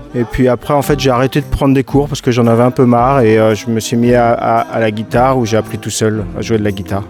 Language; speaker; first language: French; native; French